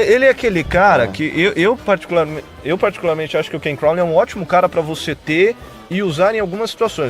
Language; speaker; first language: Portuguese; native; Portuguese